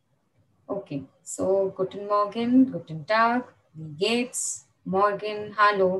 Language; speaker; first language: German; non-native, fluent; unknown